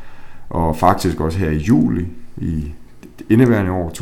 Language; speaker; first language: Danish; native; Danish